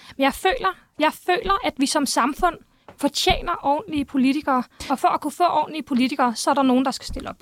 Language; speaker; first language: Danish; early bilingual, other home language; Turkish